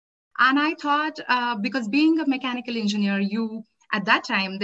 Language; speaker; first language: English; non-native, local second language; Marathi